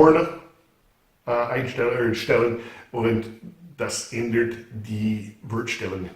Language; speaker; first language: German; non-native, fluent; English